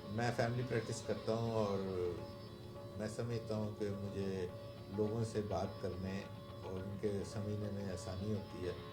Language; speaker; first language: Urdu; non-native, local second language; Punjabi